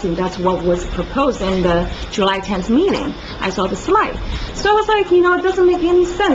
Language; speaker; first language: English; non-native, fluent; Chinese